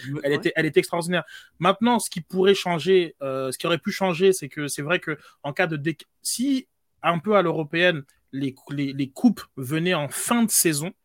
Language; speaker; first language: French; native; French